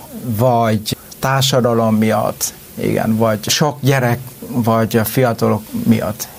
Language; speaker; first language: Hungarian; non-native, learner; Vietnamese